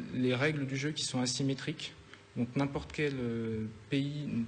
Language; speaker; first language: French; native; French